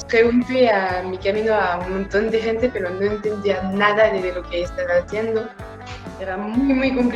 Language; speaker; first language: Spanish; non-native, fluent; French